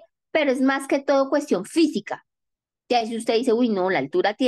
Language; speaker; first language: Spanish; native; Spanish